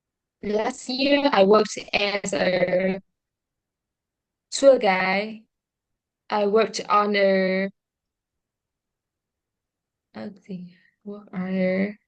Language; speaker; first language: English; non-native, learner; Vietnamese